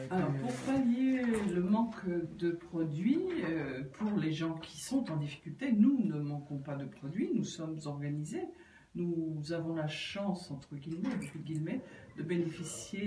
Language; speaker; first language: French; native; French